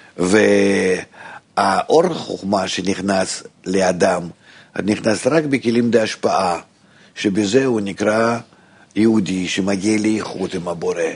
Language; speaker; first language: Hebrew; non-native, fluent; Russian